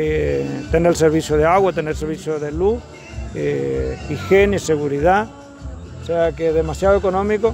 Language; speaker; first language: Spanish; native; Spanish